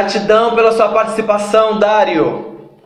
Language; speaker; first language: Portuguese; native; Portuguese